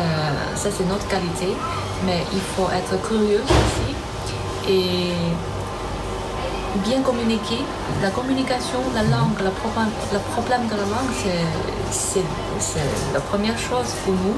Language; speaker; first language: French; non-native, learner; Chinese